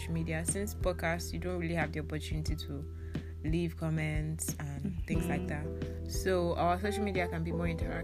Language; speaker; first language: English; non-native, local second language; Yoruba